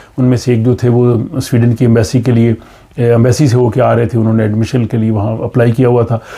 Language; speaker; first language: Urdu; non-native, local second language; Punjabi